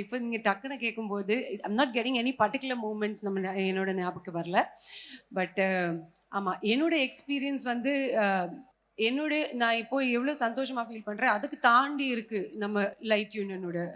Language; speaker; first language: Tamil; non-native, fluent; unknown